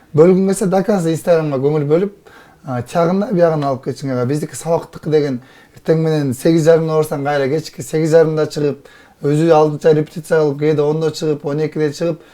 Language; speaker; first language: Kyrgyz; native; Kyrgyz